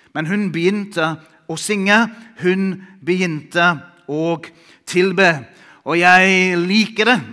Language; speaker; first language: Norwegian; non-native, fluent; English